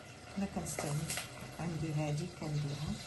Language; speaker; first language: Arabic; native; Arabic